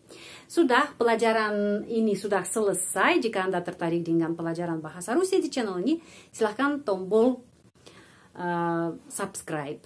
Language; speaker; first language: Indonesian; non-native, fluent; Russian